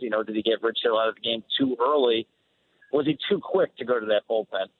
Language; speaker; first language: English; native; English